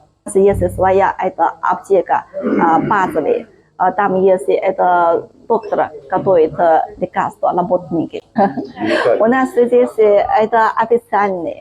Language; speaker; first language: Russian; non-native, learner; Chinese